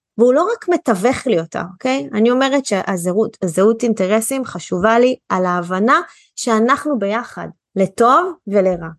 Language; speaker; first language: Hebrew; native; Hebrew